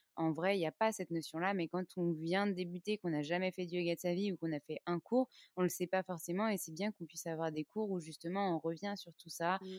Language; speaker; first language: French; native; French